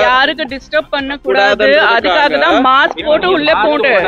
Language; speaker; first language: Tamil; non-native, fluent; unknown